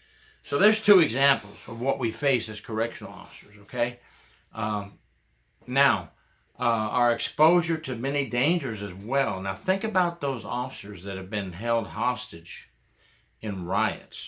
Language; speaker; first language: English; native; English